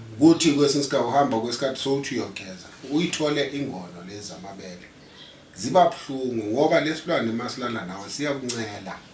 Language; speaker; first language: Zulu; native; Zulu